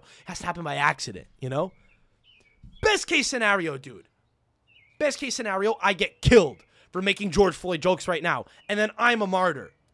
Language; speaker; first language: English; early bilingual, other home language; Italian